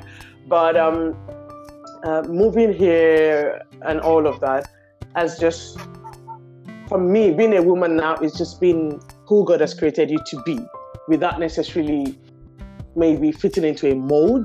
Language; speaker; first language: English; non-native, local second language; Yoruba